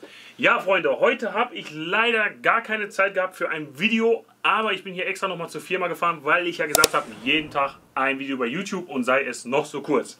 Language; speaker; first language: German; native; German